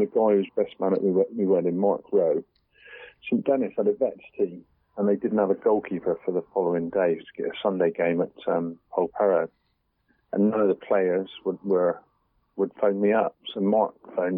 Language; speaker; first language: English; native; English